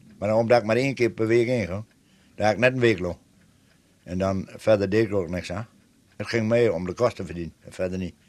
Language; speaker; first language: Dutch; native; Dutch